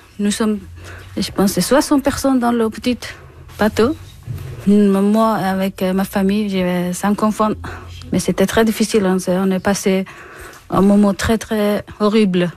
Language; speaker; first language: French; non-native, learner; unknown